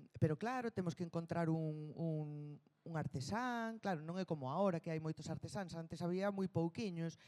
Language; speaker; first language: Galician; non-native, local second language; Spanish